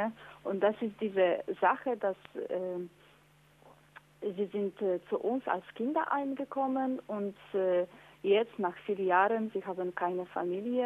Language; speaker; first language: German; non-native, learner; Polish